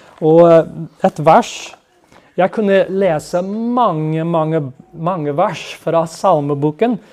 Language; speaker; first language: Norwegian; non-native, fluent; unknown